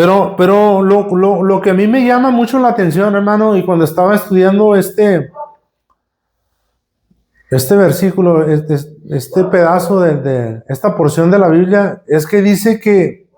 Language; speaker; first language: Spanish; native; Spanish